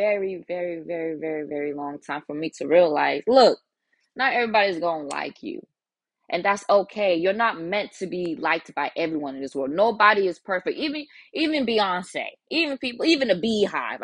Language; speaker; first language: English; early bilingual, other home language; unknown